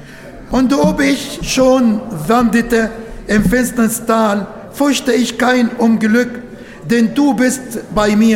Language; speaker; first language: German; non-native, learner; Arabic